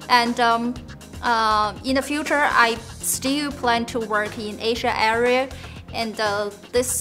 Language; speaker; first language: English; non-native, fluent; Chinese